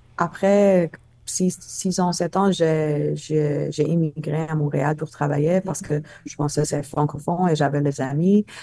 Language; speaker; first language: French; non-native, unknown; Persian